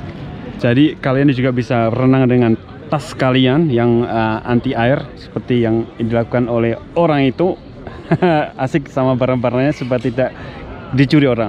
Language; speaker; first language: Indonesian; non-native, local second language; Javanese